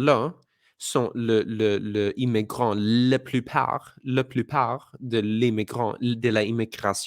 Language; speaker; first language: French; non-native, fluent; English